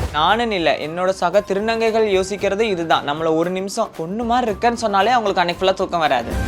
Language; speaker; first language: Tamil; native; Tamil